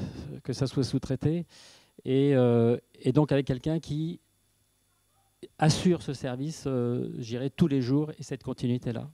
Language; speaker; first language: French; native; French